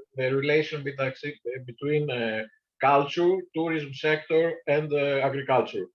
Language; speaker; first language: English; non-native, fluent; Greek